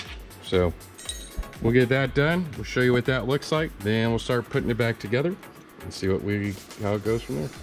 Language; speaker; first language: English; native; English